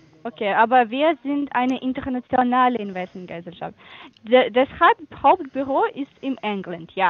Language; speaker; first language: German; non-native, fluent; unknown